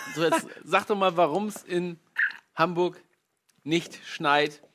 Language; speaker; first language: German; non-native, fluent; Polish